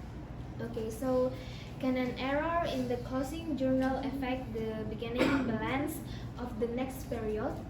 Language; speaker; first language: English; non-native, learner; Indonesian